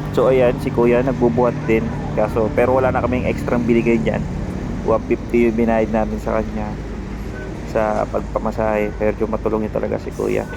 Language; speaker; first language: Filipino; native; Filipino